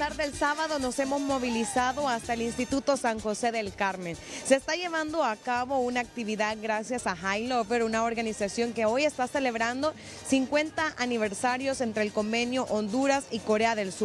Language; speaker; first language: Spanish; native; Spanish